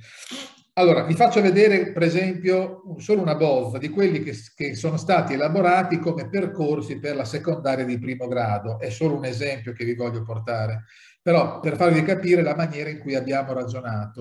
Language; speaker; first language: Italian; native; Italian